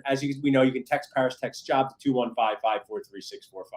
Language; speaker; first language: English; native; English